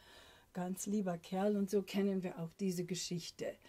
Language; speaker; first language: German; non-native, fluent; English